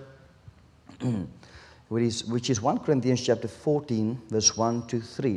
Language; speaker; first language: English; non-native, local second language; Afrikaans